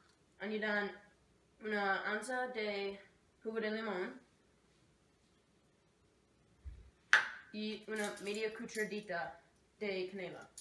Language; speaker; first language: Spanish; non-native, learner; English